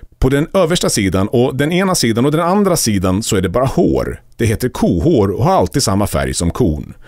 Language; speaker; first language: Swedish; native; Swedish